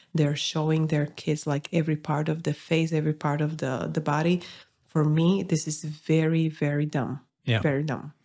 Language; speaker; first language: English; non-native, fluent; Slovak